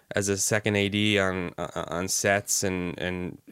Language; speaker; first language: English; native; English